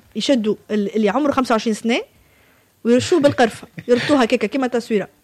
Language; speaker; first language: Arabic; native; Arabic